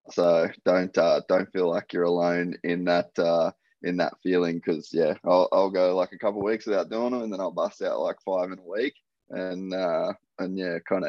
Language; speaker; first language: English; native; English